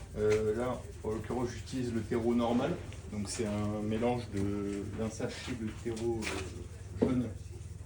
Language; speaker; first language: French; native; French